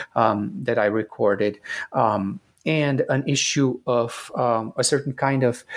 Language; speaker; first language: English; non-native, fluent; Romanian